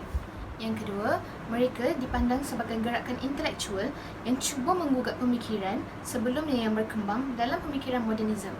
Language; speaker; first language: Malay; native; Malay